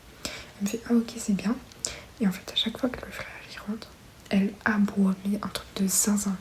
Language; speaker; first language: French; native; French